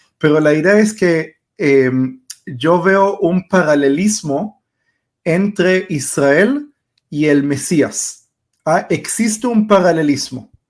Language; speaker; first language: Spanish; early bilingual, heritage; Spanish